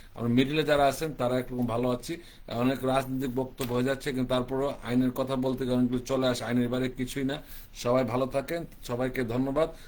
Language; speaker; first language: Bangla; early bilingual, heritage; Bangla